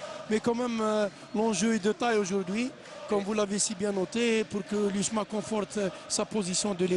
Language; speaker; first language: French; non-native, local second language; Arabic